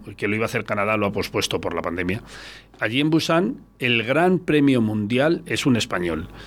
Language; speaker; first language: Spanish; native; Spanish